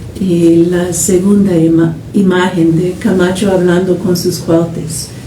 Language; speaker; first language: Spanish; non-native, fluent; English